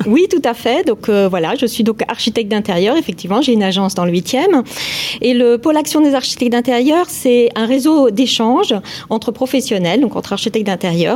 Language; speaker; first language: French; native; French